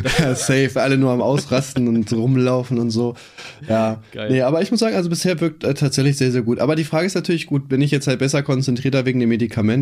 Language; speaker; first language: German; native; German